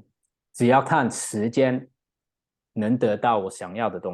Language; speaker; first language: Chinese; non-native, learner; English